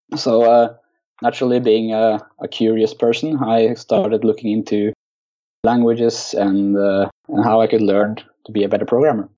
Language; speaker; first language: English; non-native, fluent; Norwegian